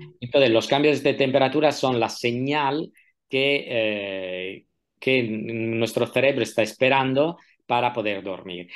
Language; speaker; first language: Spanish; non-native, fluent; Italian